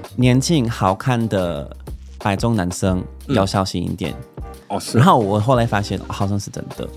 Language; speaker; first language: Chinese; non-native, fluent; English